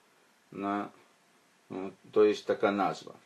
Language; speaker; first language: Polish; non-native, fluent; Ukrainian